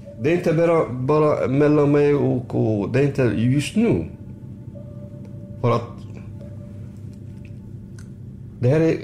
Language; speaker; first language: Swedish; non-native, learner; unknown